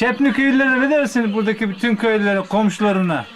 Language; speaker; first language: Turkish; native; Turkish